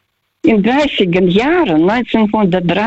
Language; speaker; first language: German; non-native, fluent; Russian